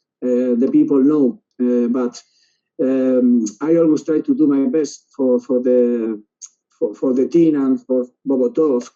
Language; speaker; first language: English; non-native, learner; Spanish